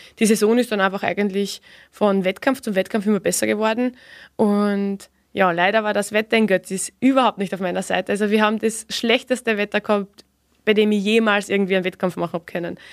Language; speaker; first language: German; native; German